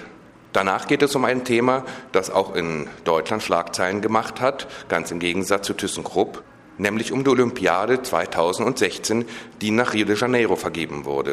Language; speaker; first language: German; native; German